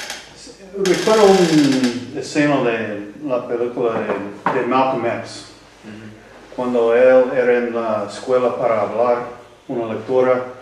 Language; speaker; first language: Spanish; non-native, learner; English